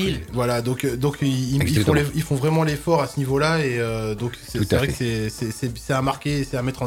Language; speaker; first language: French; native; French